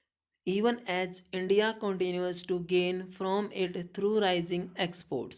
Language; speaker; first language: English; non-native, local second language; Hindi